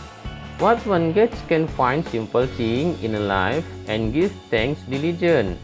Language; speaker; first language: English; non-native, learner; Indonesian